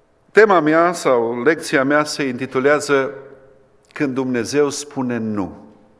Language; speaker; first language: Romanian; native; Romanian